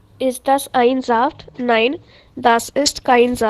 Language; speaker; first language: German; non-native, learner; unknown